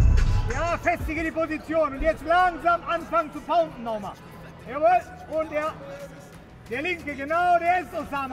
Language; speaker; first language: German; native; German